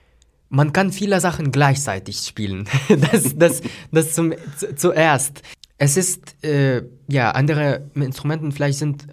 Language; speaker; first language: German; non-native, fluent; Lithuanian